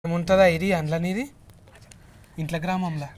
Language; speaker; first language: Telugu; native; Telugu